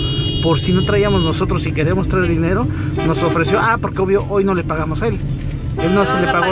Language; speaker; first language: Spanish; native; Spanish